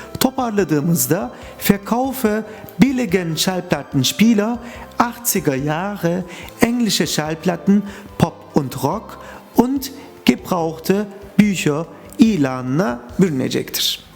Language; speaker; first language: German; non-native, fluent; Turkish